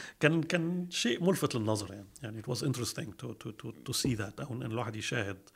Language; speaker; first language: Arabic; early bilingual, heritage; Arabic